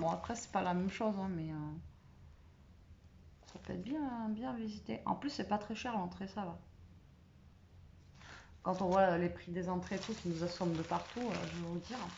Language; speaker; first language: French; native; French